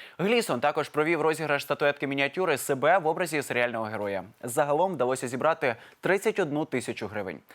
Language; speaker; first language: Ukrainian; native; Ukrainian